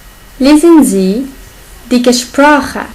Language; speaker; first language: German; non-native, learner; Arabic